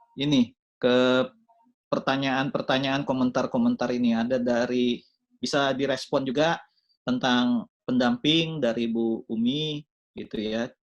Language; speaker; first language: Indonesian; native; Indonesian